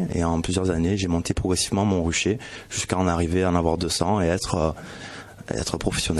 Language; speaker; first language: French; native; French